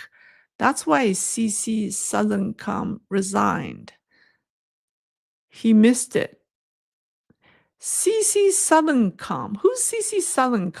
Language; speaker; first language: English; non-native, fluent; Chinese